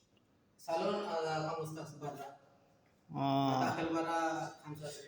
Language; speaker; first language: Arabic; non-native, learner; Bangla